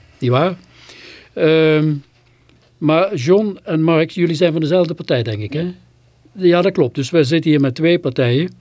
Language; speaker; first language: Dutch; native; Dutch